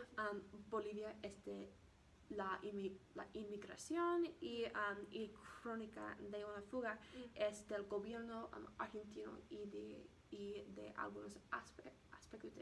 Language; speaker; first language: Spanish; non-native, learner; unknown